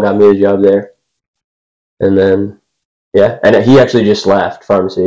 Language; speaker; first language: English; native; English